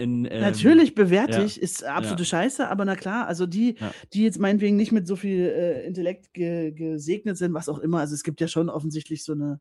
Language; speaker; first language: German; native; German